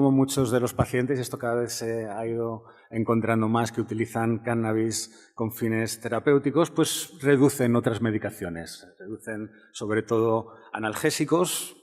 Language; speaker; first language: Spanish; native; Spanish